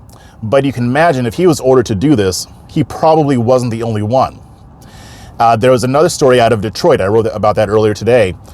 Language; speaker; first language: English; native; English